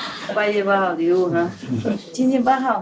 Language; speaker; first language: Chinese; non-native, fluent; Vietnamese